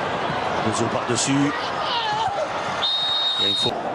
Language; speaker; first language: French; native; French